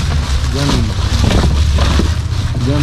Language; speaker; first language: Spanish; native; Spanish